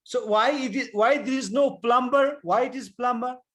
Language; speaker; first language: English; non-native, local second language; Nepali